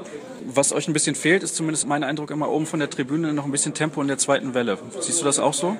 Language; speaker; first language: German; native; German